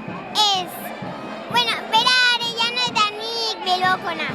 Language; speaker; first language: Basque; non-native, local second language; Spanish